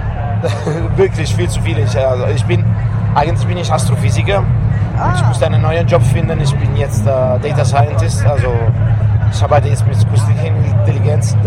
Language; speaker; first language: German; non-native, fluent; Italian